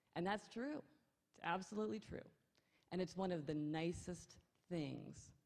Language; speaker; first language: English; native; English